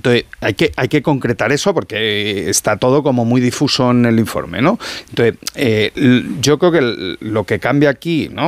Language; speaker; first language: Spanish; native; Spanish